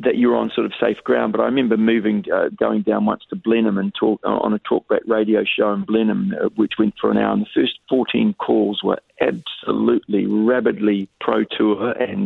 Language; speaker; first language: English; native; English